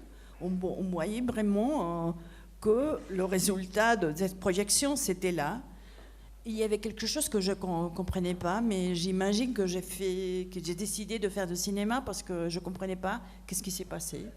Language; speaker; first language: French; non-native, fluent; Spanish